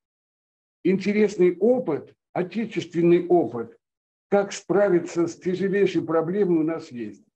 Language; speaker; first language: Russian; native; Russian